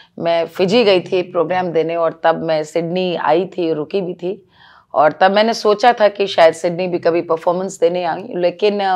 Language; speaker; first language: Hindi; native; Hindi